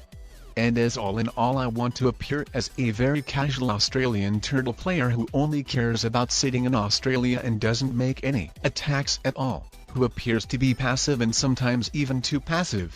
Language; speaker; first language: English; non-native, fluent; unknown